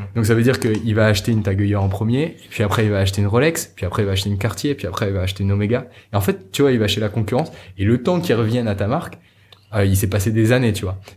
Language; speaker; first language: French; native; French